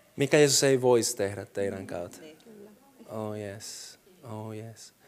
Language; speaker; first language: Finnish; non-native, fluent; Spanish